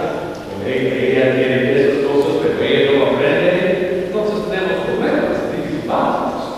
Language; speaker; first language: Spanish; non-native, learner; English